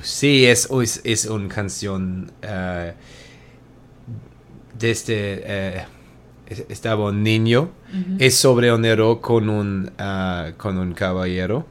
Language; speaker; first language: Spanish; non-native, learner; German